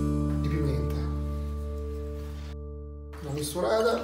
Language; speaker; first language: Portuguese; non-native, learner; Italian